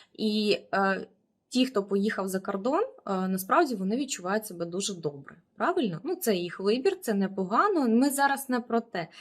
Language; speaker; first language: Ukrainian; non-native, local second language; Russian